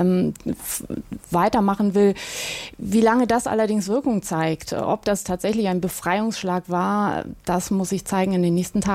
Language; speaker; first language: German; native; German